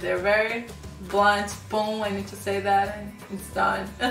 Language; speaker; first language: English; non-native, fluent; Portuguese